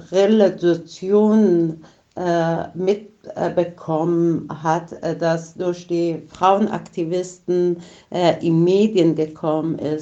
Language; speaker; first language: German; non-native, fluent; Persian